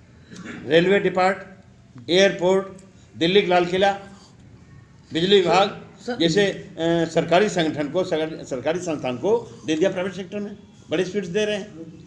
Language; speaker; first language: Hindi; native; Hindi